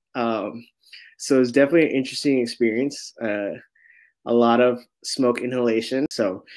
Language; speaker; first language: English; native; English